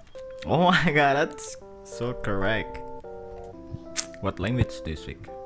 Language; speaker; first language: English; non-native, fluent; Indonesian